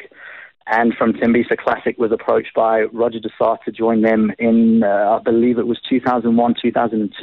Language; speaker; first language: English; native; English